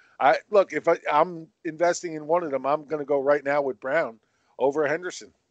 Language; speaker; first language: English; native; English